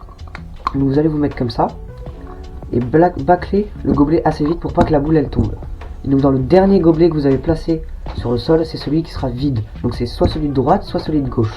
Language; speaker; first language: French; native; French